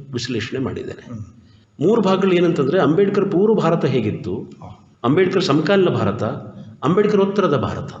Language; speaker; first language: Kannada; native; Kannada